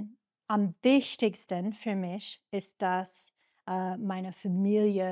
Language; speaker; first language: German; non-native, learner; English